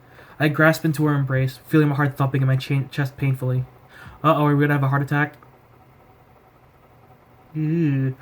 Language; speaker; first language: English; native; English